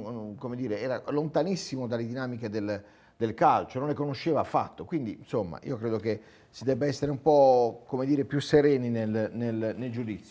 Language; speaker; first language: Italian; native; Italian